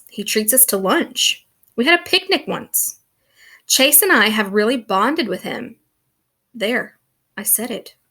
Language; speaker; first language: English; native; English